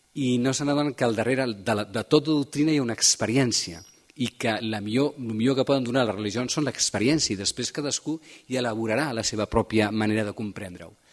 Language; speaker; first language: Catalan; native; Catalan